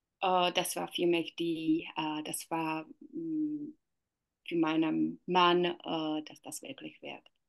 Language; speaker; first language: German; non-native, learner; Czech